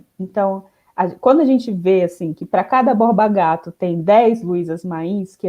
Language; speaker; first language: Portuguese; native; Portuguese